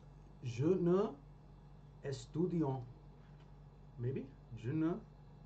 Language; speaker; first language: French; non-native, learner; English